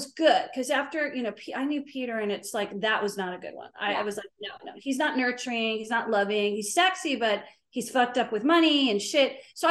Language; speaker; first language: English; native; English